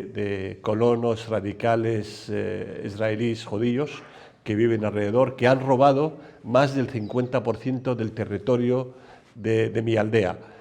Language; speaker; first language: Spanish; non-native, fluent; Arabic